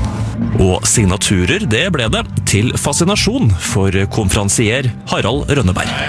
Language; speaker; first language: Norwegian; native; Norwegian